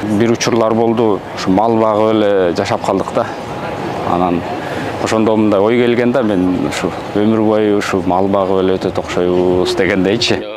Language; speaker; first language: Kyrgyz; native; Kyrgyz